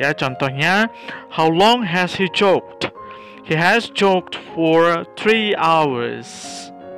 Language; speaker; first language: English; non-native, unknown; Indonesian